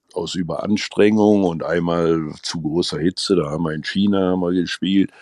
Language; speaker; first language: German; native; German